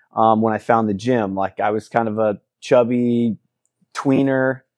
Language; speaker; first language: English; native; English